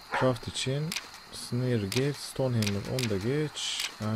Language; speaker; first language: Turkish; native; Turkish